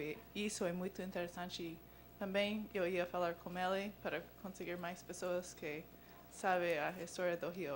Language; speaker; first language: Portuguese; non-native, learner; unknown